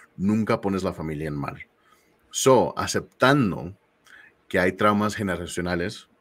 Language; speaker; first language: Spanish; early bilingual, heritage; Spanish